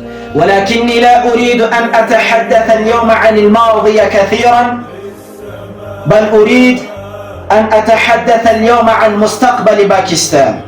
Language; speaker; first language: Arabic; non-native, learner; Urdu